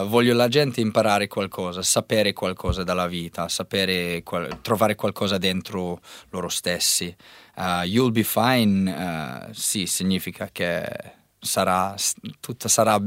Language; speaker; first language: Italian; non-native, learner; English